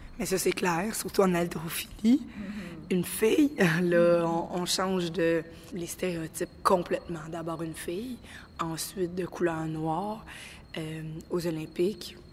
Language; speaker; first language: French; native; French